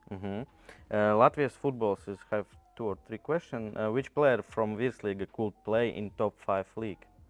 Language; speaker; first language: English; non-native, learner; Latvian